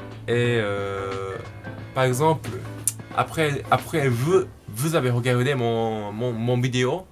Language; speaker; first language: French; non-native, learner; Japanese